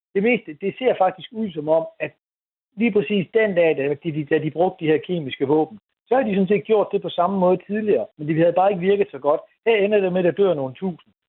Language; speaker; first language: Danish; native; Danish